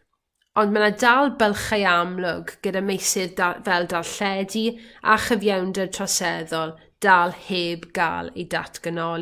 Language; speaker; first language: Welsh; native; Welsh